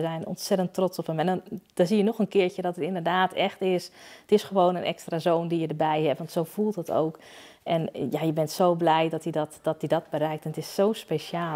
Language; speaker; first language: Dutch; native; Dutch